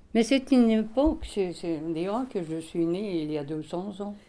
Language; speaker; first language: French; non-native, fluent; Swedish